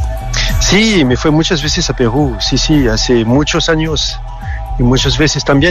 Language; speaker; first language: Spanish; non-native, learner; French